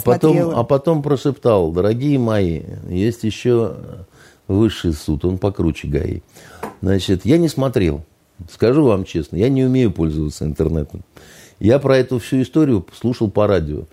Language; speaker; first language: Russian; native; Russian